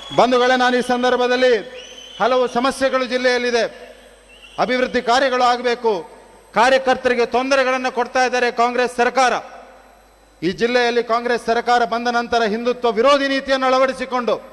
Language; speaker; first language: Kannada; non-native, local second language; Tulu